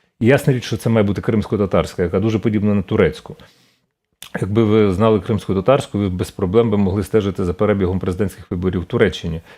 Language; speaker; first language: Ukrainian; native; Ukrainian